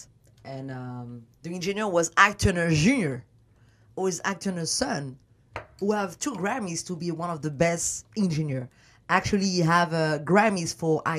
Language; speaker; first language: English; non-native, learner; French